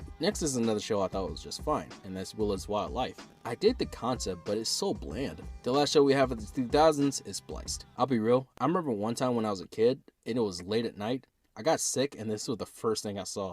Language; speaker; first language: English; native; English